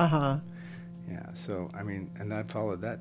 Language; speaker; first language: English; native; English